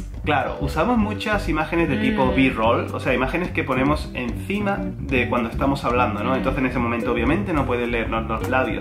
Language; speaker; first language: Spanish; native; Spanish